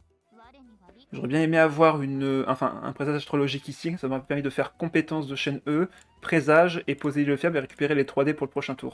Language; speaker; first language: French; native; French